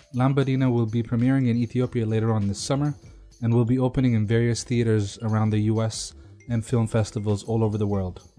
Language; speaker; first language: English; non-native, fluent; Amharic